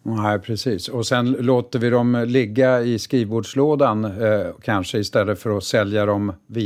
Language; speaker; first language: Swedish; native; Swedish